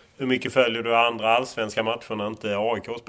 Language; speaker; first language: Swedish; native; Swedish